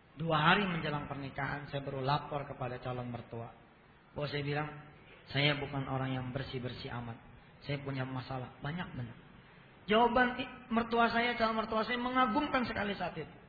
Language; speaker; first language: Indonesian; native; Indonesian